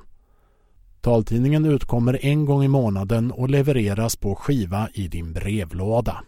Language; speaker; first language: Swedish; native; Swedish